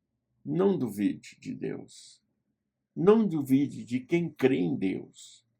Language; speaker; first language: Portuguese; native; Portuguese